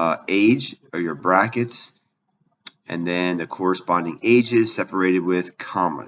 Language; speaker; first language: English; native; English